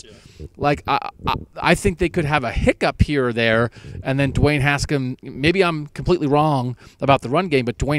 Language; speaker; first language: English; native; English